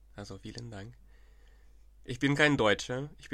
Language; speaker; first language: German; non-native, fluent; Ukrainian